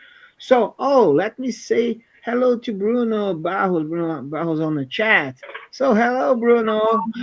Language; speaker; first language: English; non-native, fluent; Portuguese